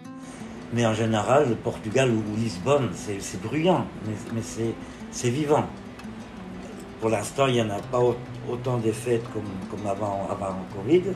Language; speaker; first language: French; non-native, local second language; German